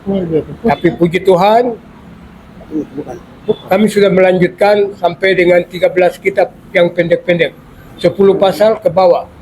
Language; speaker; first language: Indonesian; non-native, local second language; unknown